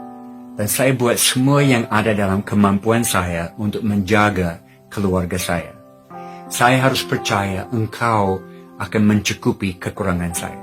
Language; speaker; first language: Indonesian; non-native, fluent; English